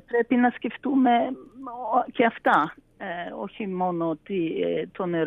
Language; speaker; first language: Greek; early bilingual, heritage; Greek